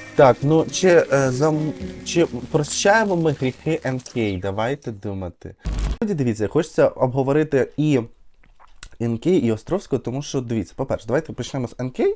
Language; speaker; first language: Ukrainian; native; Ukrainian